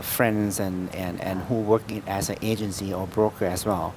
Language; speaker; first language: English; non-native, fluent; Thai